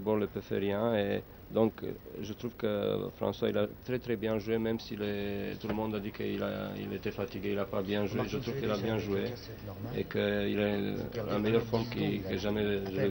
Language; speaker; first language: French; non-native, learner; Romanian